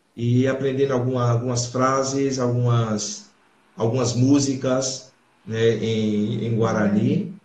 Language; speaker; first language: Portuguese; native; Portuguese